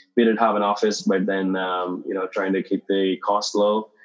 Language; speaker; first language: English; non-native, local second language; Tamil